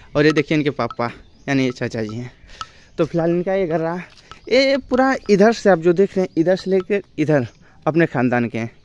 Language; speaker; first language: Hindi; non-native, local second language; Bhojpuri